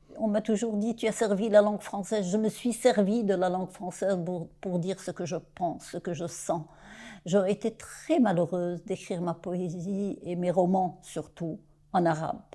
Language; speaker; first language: French; non-native, local second language; Arabic